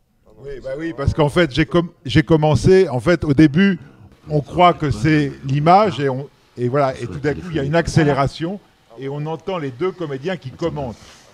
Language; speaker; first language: French; native; French